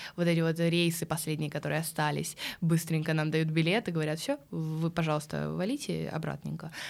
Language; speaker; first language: Russian; early bilingual, other home language; Swedish